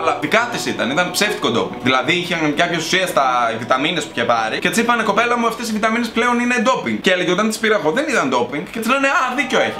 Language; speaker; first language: Greek; native; Greek